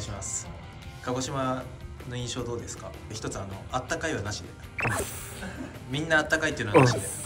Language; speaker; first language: Japanese; native; Japanese